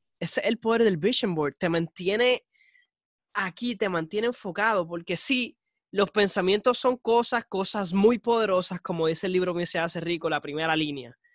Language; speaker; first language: Spanish; native; Spanish